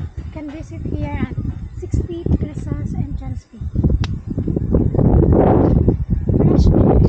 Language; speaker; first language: English; non-native, local second language; Cebuano